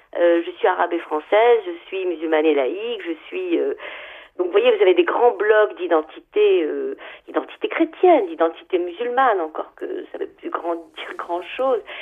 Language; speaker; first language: French; non-native, local second language; Arabic